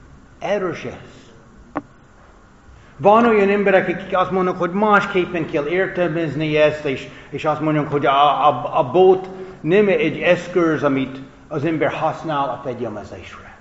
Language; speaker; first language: Hungarian; non-native, fluent; English